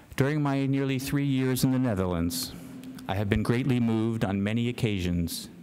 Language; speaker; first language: English; native; English